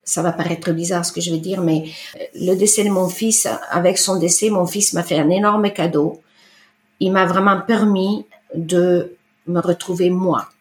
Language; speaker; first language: French; non-native, fluent; Italian